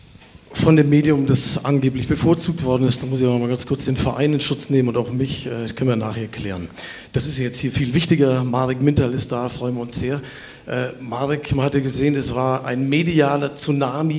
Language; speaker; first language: German; native; German